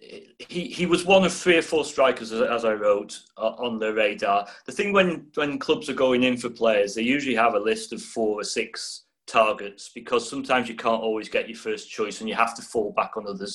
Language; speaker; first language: English; native; English